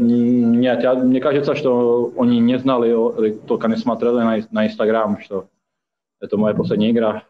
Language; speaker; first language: Russian; non-native, fluent; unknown